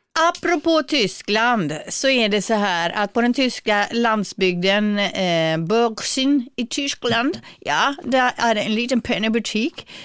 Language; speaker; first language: Swedish; native; Swedish